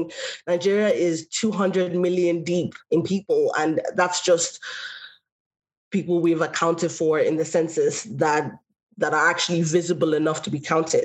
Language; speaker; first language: English; native; English